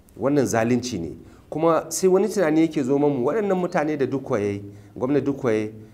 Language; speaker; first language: Hausa; native; Hausa